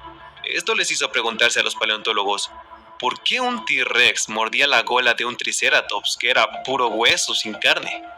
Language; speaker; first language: Spanish; native; Spanish